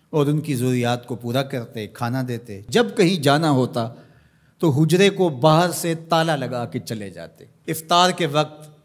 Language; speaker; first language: Urdu; non-native, local second language; Punjabi